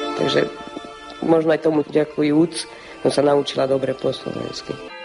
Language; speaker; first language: Slovak; early bilingual, heritage; Slovak